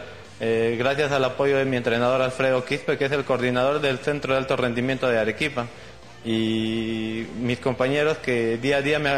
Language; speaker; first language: Spanish; native; Spanish